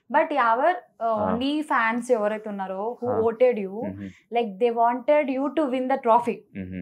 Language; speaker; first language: Telugu; native; Telugu